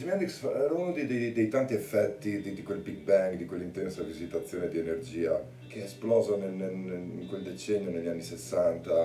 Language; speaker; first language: Italian; native; Italian